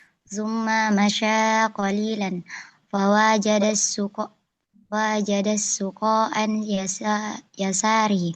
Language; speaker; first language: Arabic; non-native, learner; Indonesian